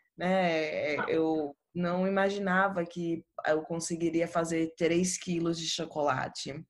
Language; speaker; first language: Portuguese; native; Portuguese